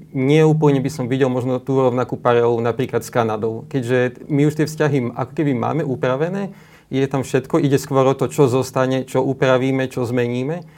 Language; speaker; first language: Slovak; native; Slovak